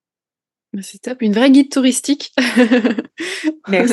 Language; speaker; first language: French; native; French